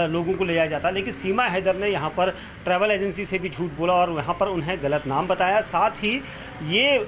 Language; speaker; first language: Hindi; native; Hindi